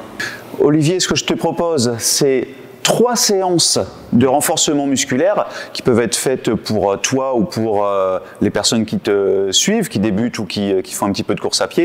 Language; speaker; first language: French; native; French